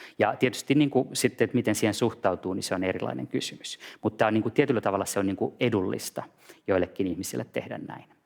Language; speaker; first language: Finnish; non-native, local second language; Swedish